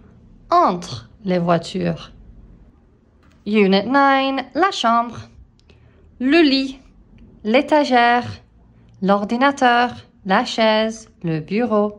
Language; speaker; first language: French; non-native, fluent; English